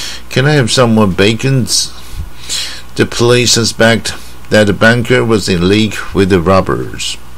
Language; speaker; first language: English; non-native, fluent; Chinese